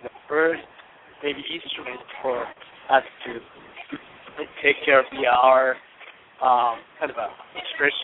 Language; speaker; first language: English; non-native, fluent; Japanese